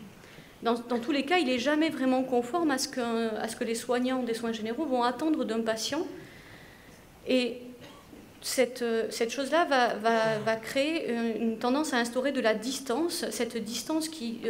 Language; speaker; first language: French; native; French